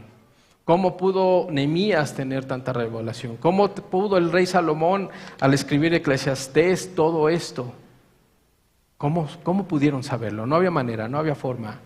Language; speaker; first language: Spanish; native; Spanish